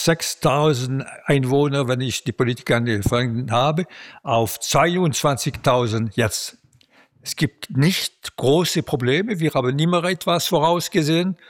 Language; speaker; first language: German; non-native, local second language; French